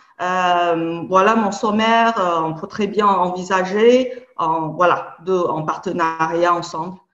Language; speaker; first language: French; non-native, fluent; Chinese